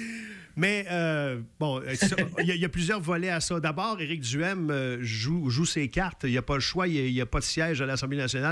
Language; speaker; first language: French; native; French